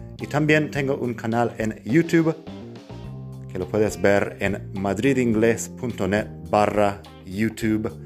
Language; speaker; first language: Spanish; non-native, fluent; English